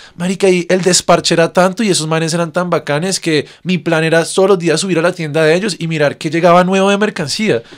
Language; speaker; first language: Spanish; native; Spanish